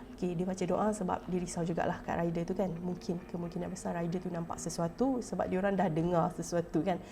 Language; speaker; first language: Malay; native; Malay